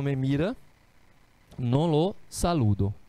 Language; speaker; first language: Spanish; non-native, fluent; Portuguese